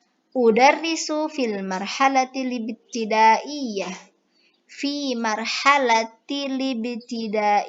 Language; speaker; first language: Arabic; non-native, fluent; Indonesian